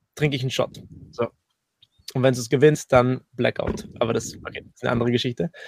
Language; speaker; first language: German; native; German